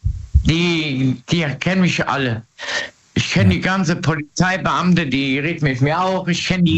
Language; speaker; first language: German; native; German